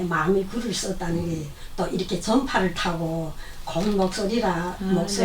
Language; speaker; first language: Korean; native; Korean